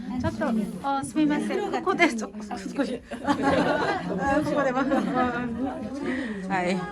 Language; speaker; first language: Japanese; non-native, learner; Korean